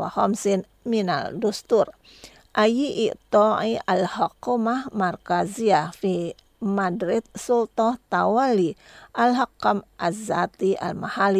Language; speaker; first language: Arabic; non-native, fluent; Indonesian